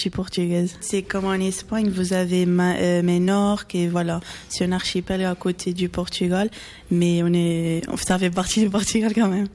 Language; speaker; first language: French; non-native, fluent; Portuguese